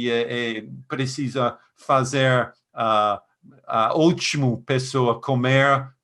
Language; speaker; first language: Portuguese; non-native, fluent; English